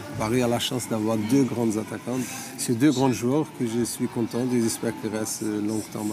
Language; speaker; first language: French; non-native, fluent; Portuguese